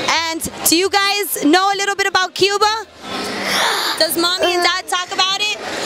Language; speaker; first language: English; early bilingual, other home language; Spanish